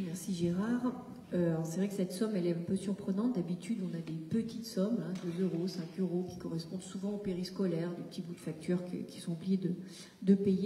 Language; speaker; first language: French; native; French